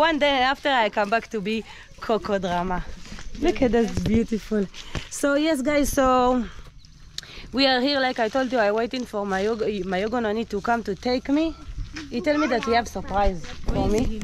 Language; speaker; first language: English; non-native, learner; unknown